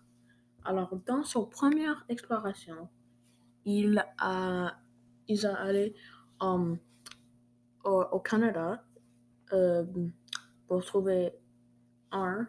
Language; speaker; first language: French; non-native, learner; English